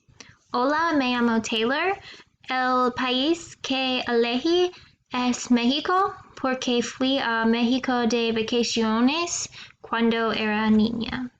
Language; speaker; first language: Spanish; non-native, learner; English